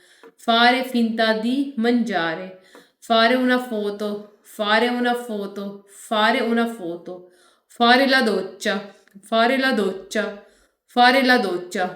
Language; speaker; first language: Italian; non-native, fluent; Urdu